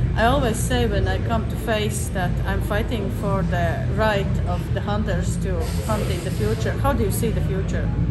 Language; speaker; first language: English; non-native, fluent; Latvian